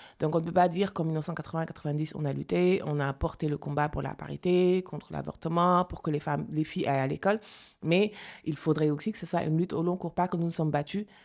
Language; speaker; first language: French; non-native, local second language; Fula